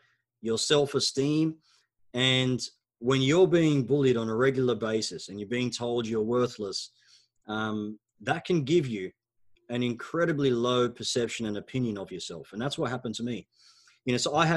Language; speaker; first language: English; non-native, local second language; Arabic